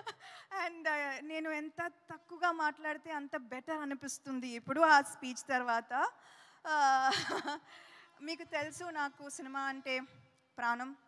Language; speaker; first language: Telugu; non-native, fluent; Tamil